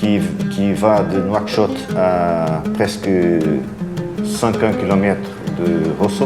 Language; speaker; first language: French; non-native, fluent; Portuguese